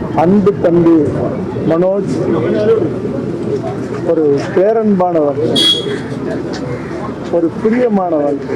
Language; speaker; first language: Tamil; native; Tamil